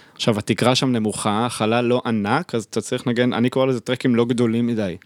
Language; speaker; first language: Hebrew; native; Hebrew